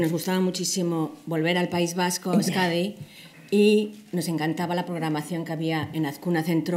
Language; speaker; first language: Spanish; native; Spanish